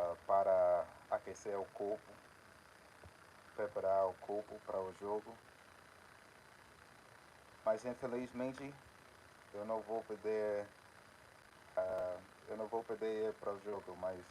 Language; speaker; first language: Portuguese; non-native, fluent; English